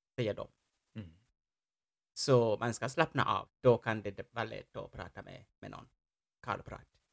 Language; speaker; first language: Swedish; non-native, fluent; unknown